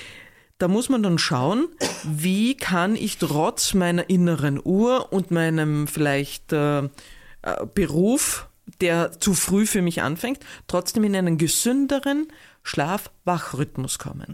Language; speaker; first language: German; native; German